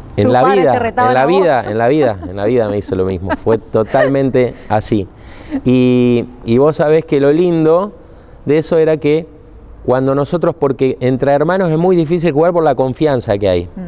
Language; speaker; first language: Spanish; native; Spanish